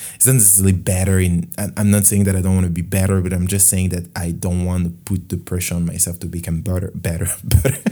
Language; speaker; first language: English; non-native, fluent; French